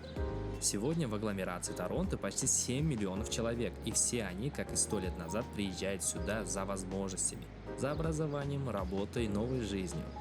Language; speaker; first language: Russian; native; Russian